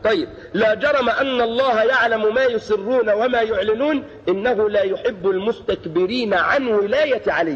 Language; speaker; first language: Arabic; native; Arabic